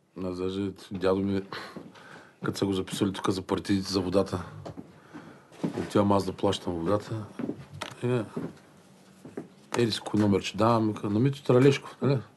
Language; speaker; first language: Bulgarian; native; Bulgarian